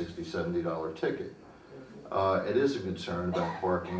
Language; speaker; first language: English; native; English